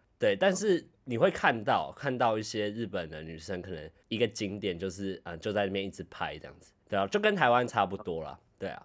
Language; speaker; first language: Chinese; native; Chinese